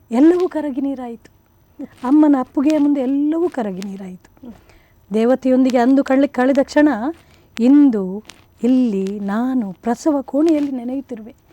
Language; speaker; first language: Kannada; non-native, local second language; Konkani